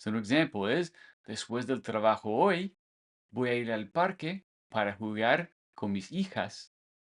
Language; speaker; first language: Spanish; non-native, fluent; English